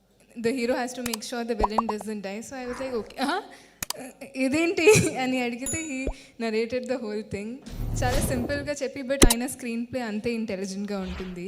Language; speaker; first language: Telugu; non-native, fluent; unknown